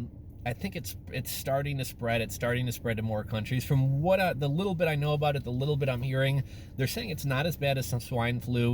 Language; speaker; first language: English; native; English